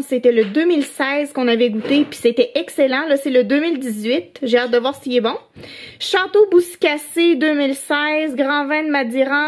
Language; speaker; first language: French; native; French